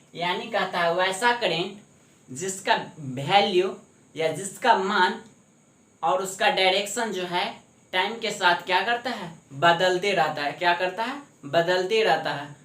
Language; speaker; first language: Hindi; native; Hindi